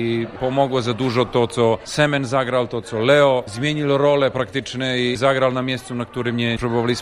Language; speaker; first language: Polish; non-native, fluent; Serbian